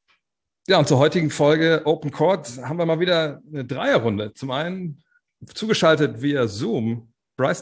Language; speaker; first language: German; native; German